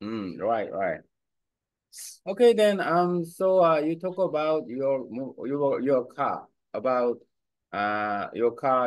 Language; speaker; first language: English; non-native, learner; Korean